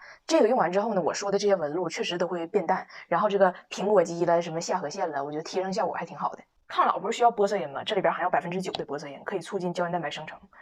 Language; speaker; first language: Chinese; native; Chinese